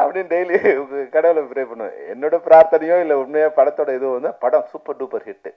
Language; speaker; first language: Tamil; native; Tamil